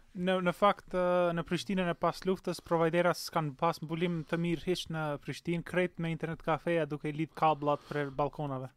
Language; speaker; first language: Albanian; native; Albanian